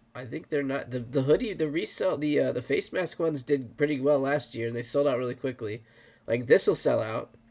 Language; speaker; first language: English; native; English